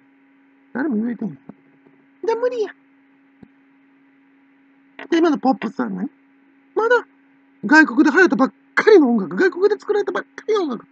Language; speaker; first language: Japanese; native; Japanese